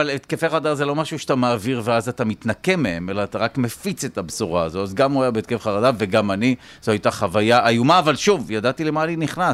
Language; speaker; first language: Hebrew; native; Hebrew